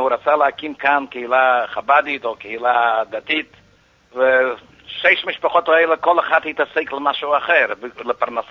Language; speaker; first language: Hebrew; non-native, fluent; Yiddish